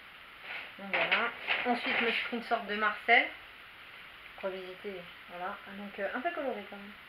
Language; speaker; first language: French; native; French